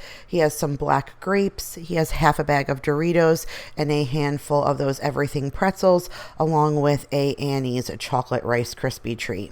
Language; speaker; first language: English; native; English